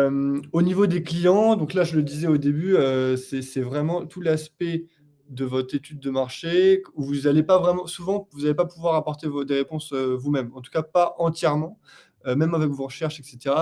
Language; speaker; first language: French; native; French